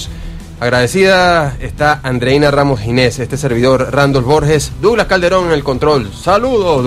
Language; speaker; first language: Spanish; native; Spanish